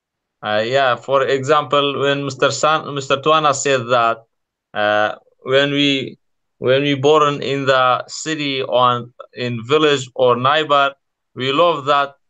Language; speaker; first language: English; non-native, learner; Kurdish